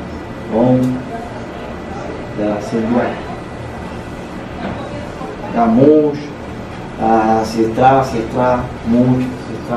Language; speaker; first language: Russian; non-native, learner; Spanish